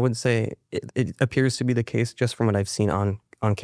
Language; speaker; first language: English; native; English